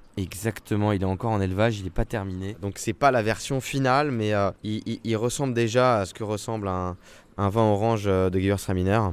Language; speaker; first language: French; native; French